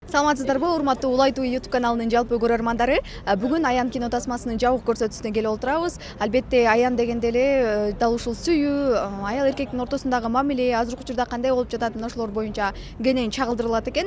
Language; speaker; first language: Kyrgyz; native; Kyrgyz